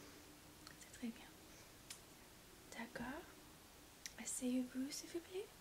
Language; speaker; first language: French; non-native, learner; English